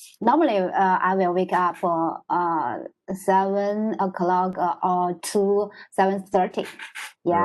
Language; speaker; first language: English; non-native, learner; Chinese